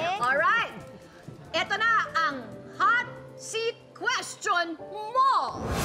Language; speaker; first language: Filipino; native; Filipino